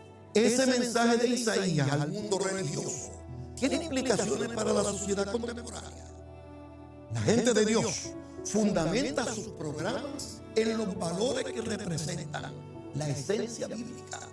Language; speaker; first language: Spanish; native; Spanish